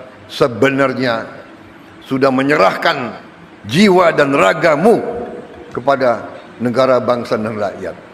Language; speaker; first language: Indonesian; native; Indonesian